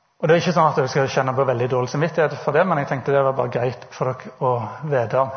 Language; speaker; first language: Norwegian; native; Norwegian